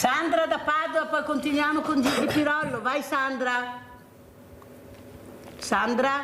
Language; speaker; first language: Italian; native; Italian